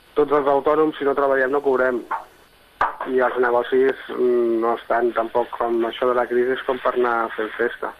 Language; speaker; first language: Catalan; non-native, local second language; Spanish